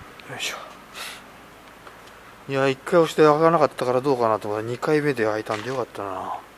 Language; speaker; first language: Japanese; native; Japanese